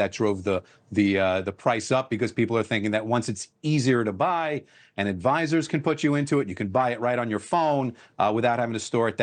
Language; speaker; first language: English; native; English